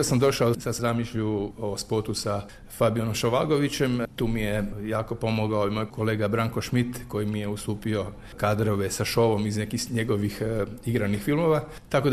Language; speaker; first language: Croatian; native; Croatian